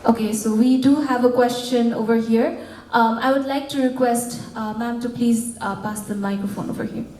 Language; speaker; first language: English; non-native, local second language; Nepali